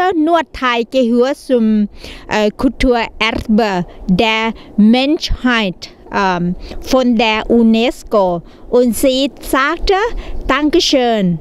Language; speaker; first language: German; non-native, learner; Thai